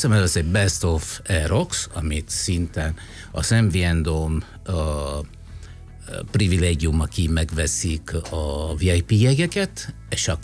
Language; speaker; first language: Hungarian; non-native, fluent; Italian